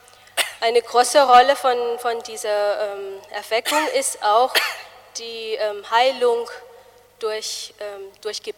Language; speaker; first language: German; non-native, fluent; Malagasy